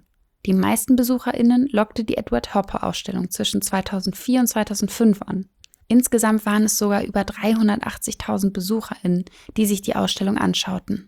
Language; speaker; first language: German; native; German